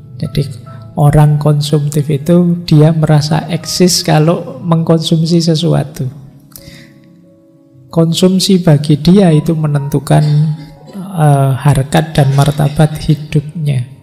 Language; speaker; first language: Indonesian; non-native, local second language; Javanese